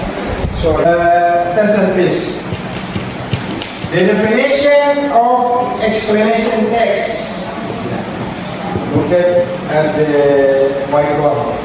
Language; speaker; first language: English; non-native, learner; Indonesian